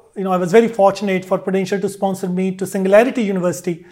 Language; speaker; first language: English; non-native, local second language; Hindi